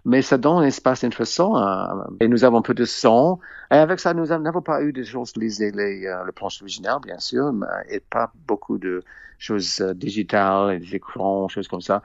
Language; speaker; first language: French; non-native, fluent; English